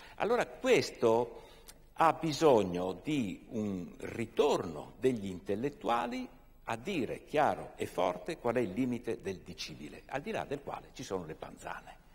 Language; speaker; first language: Italian; native; Italian